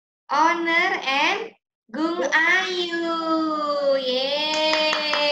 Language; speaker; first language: English; non-native, learner; Indonesian